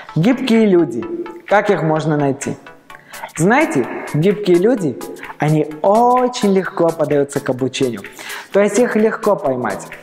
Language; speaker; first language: Russian; non-native, learner; Armenian